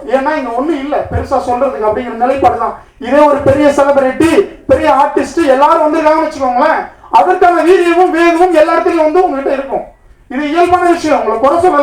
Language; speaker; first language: Tamil; native; Tamil